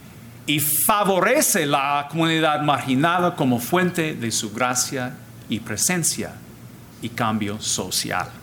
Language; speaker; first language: Spanish; non-native, fluent; English